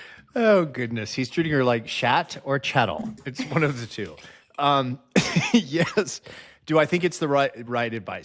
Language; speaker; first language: English; native; English